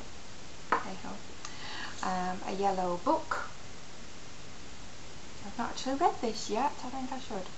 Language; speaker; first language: English; native; English